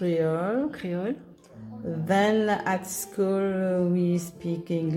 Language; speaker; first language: English; non-native, local second language; Morisyen